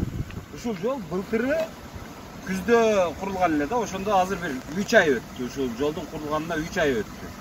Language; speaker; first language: Kyrgyz; native; Kyrgyz